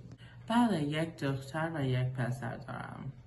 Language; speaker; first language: Persian; non-native, learner; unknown